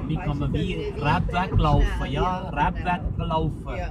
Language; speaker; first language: German; non-native, learner; Kannada